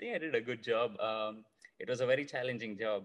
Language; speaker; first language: English; non-native, local second language; Kannada